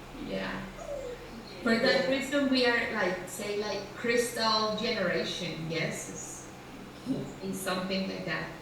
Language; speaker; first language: English; non-native, learner; Spanish